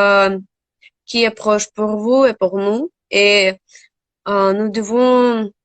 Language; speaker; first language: French; non-native, learner; Russian